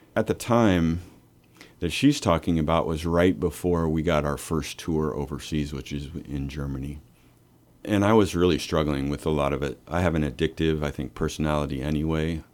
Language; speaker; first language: English; native; English